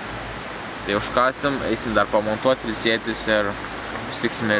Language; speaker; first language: Lithuanian; native; Lithuanian